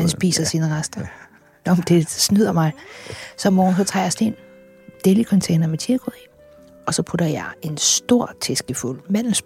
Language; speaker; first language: Danish; native; Danish